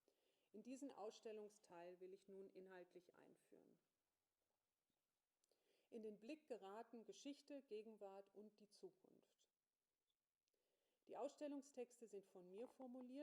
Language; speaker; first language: German; native; German